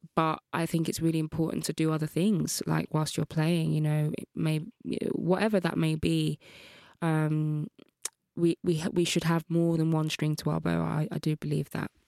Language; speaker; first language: English; native; English